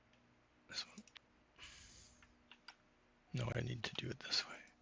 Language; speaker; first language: English; native; English